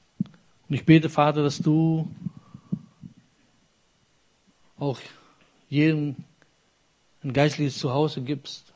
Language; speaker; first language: German; non-native, fluent; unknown